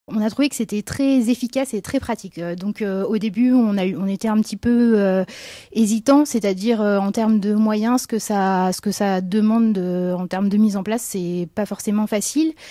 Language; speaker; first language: French; native; French